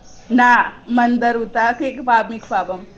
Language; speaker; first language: Persian; non-native, learner; Urdu